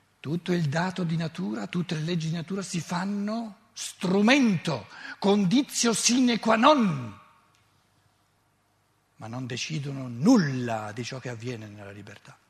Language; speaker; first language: Italian; native; Italian